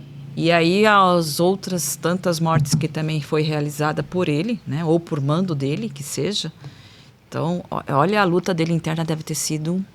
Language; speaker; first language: Portuguese; native; Portuguese